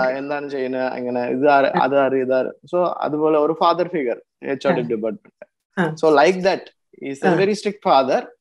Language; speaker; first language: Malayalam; non-native, learner; Tamil